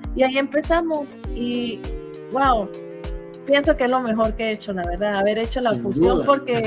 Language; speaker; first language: Spanish; native; Spanish